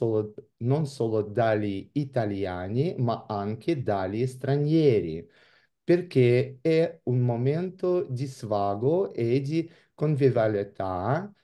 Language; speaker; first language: Italian; non-native, learner; Russian